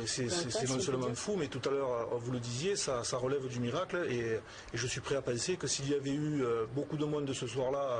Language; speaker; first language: French; native; French